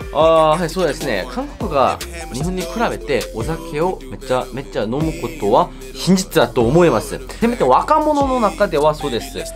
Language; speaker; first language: Japanese; non-native, learner; Korean